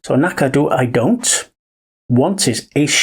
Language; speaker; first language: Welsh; non-native, learner; English